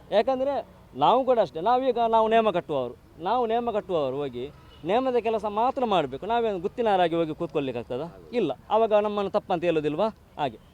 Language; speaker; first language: Kannada; non-native, local second language; Tulu